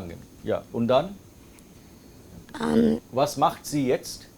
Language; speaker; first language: German; non-native, fluent; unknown